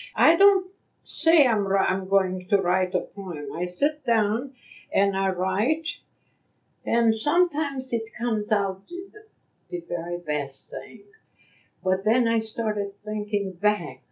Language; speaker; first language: English; non-native, fluent; Yiddish